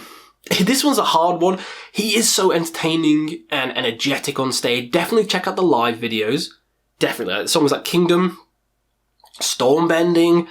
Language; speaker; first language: English; native; English